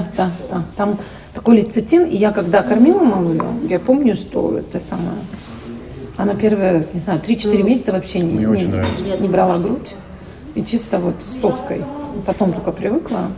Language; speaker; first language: Russian; native; Russian